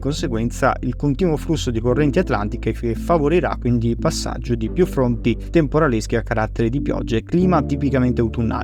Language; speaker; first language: Italian; native; Italian